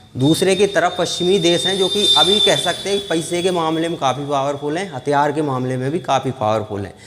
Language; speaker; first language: Hindi; native; Hindi